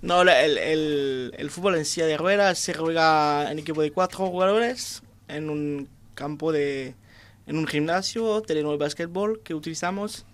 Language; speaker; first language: Spanish; non-native, fluent; French